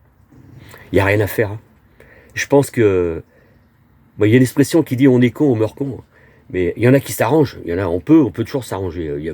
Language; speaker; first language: French; native; French